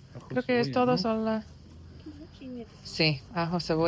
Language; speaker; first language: Spanish; non-native, learner; English